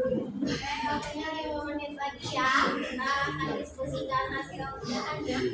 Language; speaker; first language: Indonesian; native; Indonesian